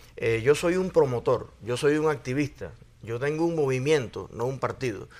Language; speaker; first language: Spanish; native; Spanish